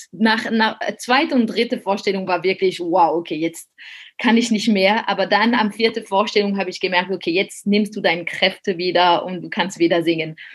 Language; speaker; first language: German; non-native, fluent; French